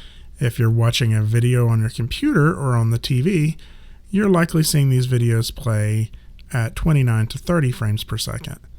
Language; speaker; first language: English; native; English